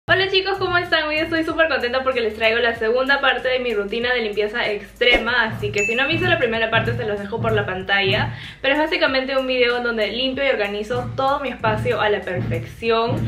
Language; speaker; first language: Spanish; native; Spanish